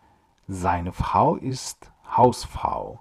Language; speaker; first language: German; non-native, fluent; Persian